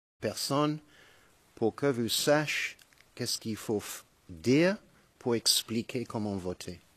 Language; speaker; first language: French; non-native, fluent; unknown